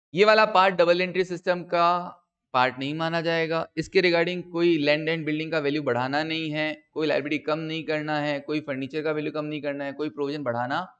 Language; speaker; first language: Hindi; native; Hindi